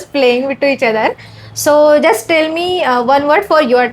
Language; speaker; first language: English; non-native, learner; Marathi